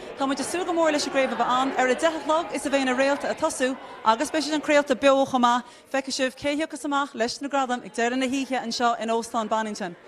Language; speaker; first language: Irish; native; Irish